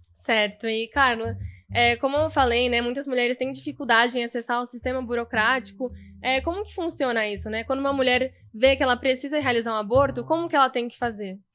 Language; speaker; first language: Portuguese; native; Portuguese